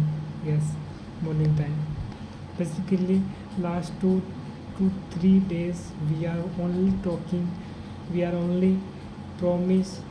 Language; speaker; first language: English; non-native, learner; Hindi